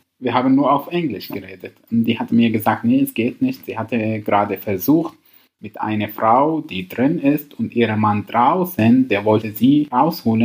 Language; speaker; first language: German; non-native, learner; Arabic